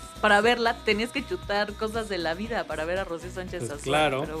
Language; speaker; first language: Spanish; native; Spanish